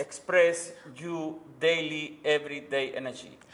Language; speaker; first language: English; non-native, learner; Spanish